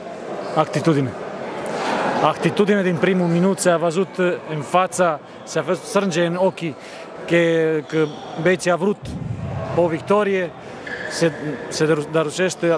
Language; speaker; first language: Romanian; non-native, fluent; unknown